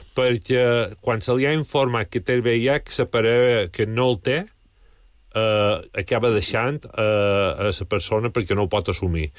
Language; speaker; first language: Catalan; native; Catalan